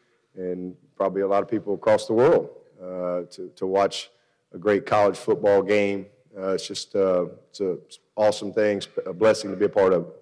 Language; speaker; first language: English; native; English